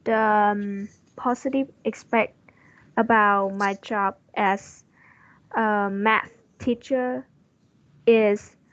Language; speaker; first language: English; non-native, learner; Vietnamese